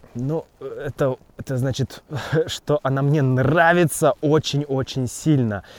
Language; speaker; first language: Russian; native; Russian